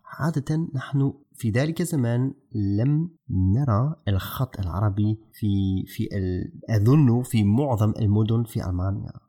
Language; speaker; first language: Arabic; non-native, fluent; German